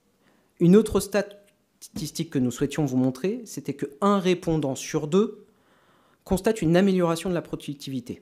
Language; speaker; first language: French; native; French